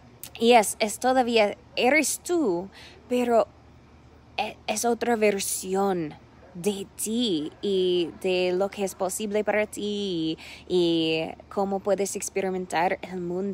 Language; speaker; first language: Spanish; non-native, fluent; English